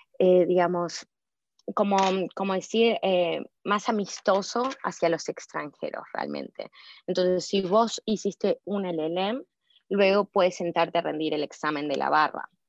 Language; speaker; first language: Spanish; native; Spanish